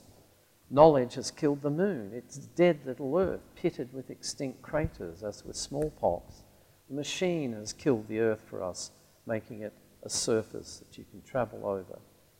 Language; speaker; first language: English; native; English